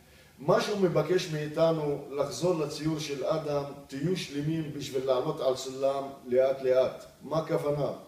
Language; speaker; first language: Hebrew; non-native, local second language; Arabic